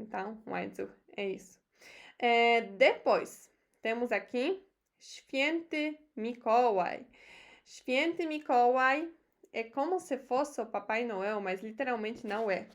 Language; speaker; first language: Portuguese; non-native, fluent; Polish